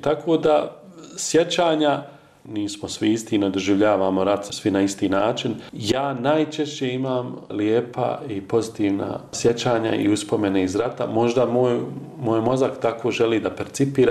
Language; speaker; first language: Croatian; native; Croatian